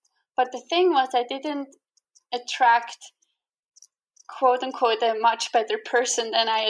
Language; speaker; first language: English; non-native, fluent; Swiss German